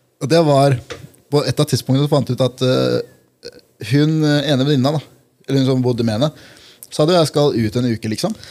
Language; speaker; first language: Norwegian; early bilingual, other home language; Punjabi